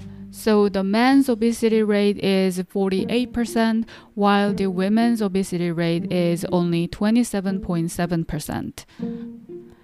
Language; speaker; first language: English; non-native, fluent; Korean